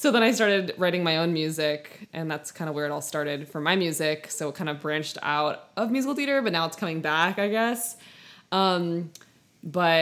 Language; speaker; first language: English; native; English